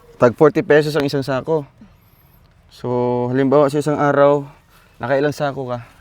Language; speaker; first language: Filipino; non-native, local second language; Cebuano